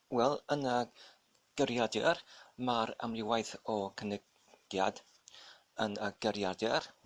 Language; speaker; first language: Welsh; non-native, local second language; English